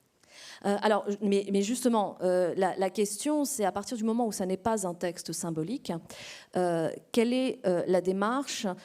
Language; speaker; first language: French; native; French